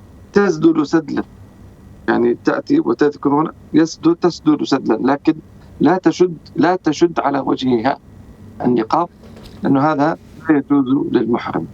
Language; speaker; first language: Arabic; native; Arabic